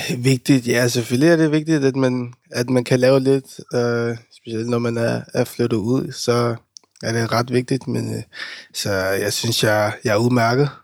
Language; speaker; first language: Danish; early bilingual, other home language; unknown